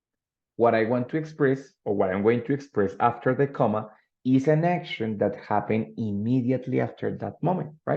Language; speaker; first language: English; non-native, fluent; Spanish